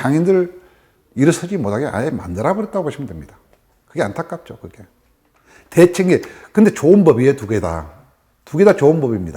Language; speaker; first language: Korean; native; Korean